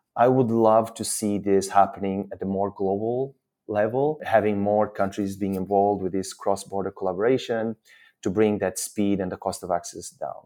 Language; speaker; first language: English; non-native, fluent; Portuguese